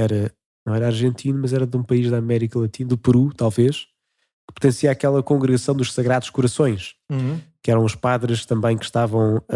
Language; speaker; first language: Portuguese; native; Portuguese